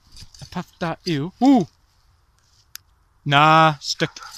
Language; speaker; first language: Welsh; non-native, learner; English